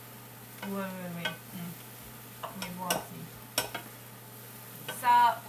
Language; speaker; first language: French; non-native, learner; Korean